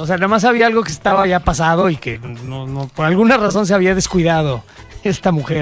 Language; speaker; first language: Spanish; native; Spanish